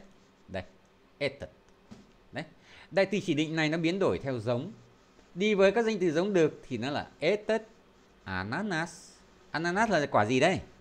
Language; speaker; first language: Vietnamese; native; Vietnamese